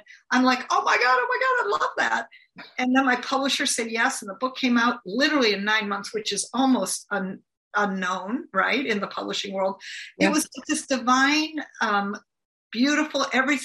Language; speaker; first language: English; native; English